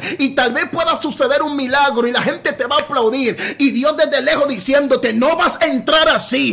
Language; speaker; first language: Spanish; native; Spanish